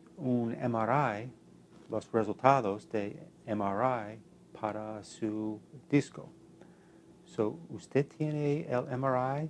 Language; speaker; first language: Spanish; non-native, learner; English